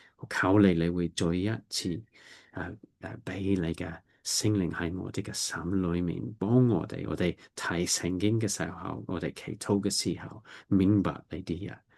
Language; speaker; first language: Cantonese; non-native, learner; English